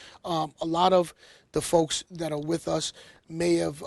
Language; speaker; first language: English; native; English